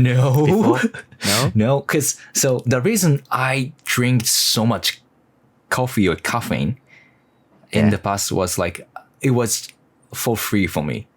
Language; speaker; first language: English; non-native, learner; Japanese